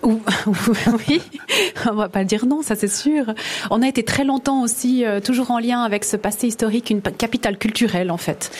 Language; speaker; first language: French; native; French